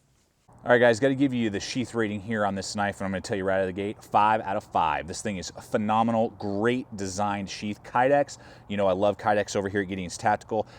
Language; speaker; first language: English; native; English